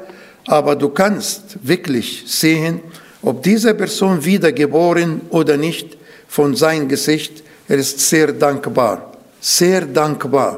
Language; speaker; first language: German; non-native, fluent; Arabic